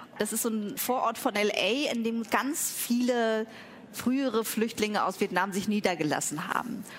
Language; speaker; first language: German; early bilingual, other home language; Vietnamese